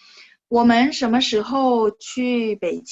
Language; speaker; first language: Chinese; non-native, fluent; Indonesian